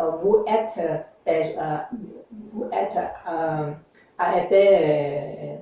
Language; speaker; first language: French; non-native, learner; English